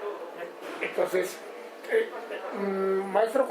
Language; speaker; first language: Spanish; non-native, learner; Japanese